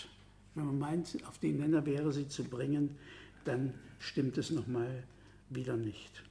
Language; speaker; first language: German; native; German